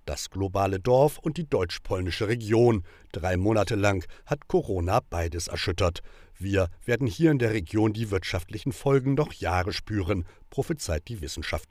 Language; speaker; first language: German; native; German